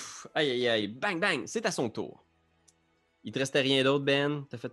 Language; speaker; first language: French; native; French